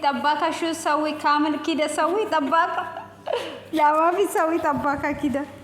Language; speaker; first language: Arabic; non-native, learner; Amharic